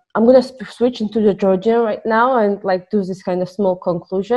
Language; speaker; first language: English; non-native, fluent; Georgian